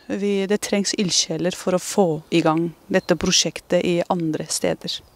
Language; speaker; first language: Norwegian; non-native, fluent; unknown